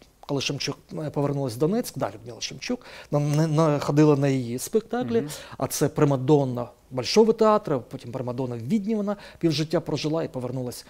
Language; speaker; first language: Ukrainian; native; Ukrainian